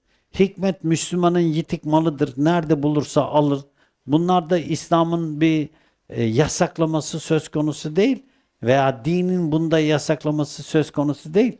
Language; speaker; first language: Turkish; native; Turkish